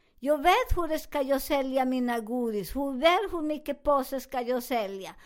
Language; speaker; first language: Swedish; non-native, fluent; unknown